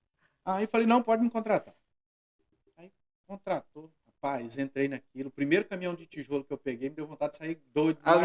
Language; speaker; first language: Portuguese; native; Portuguese